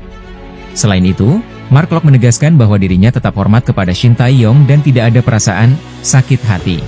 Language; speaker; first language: Indonesian; native; Indonesian